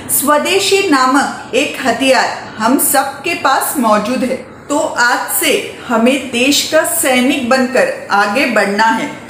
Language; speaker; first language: Hindi; non-native, local second language; Marathi